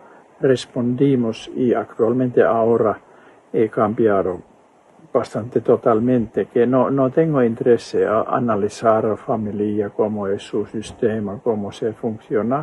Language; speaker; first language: Spanish; non-native, fluent; Finnish